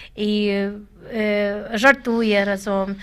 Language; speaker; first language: Ukrainian; non-native, learner; English